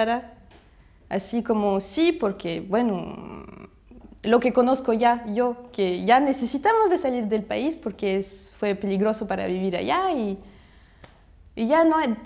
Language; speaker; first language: Spanish; non-native, fluent; Russian